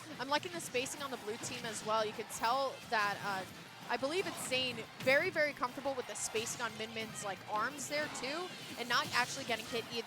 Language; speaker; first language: English; native; English